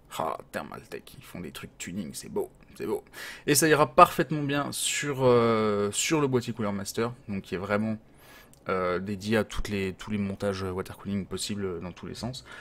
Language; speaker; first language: French; native; French